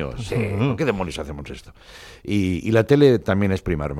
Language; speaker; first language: Spanish; non-native, local second language; Catalan